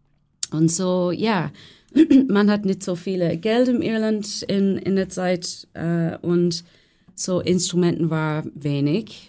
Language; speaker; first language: German; non-native, fluent; English